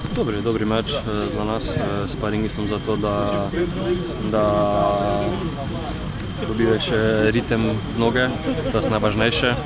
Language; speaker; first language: Polish; non-native, learner; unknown